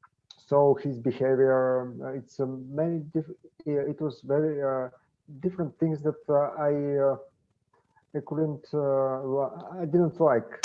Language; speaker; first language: English; non-native, learner; Bulgarian